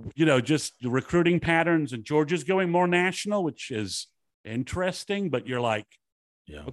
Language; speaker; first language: English; native; English